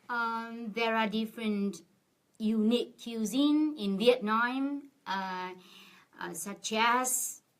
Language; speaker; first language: English; non-native, fluent; Vietnamese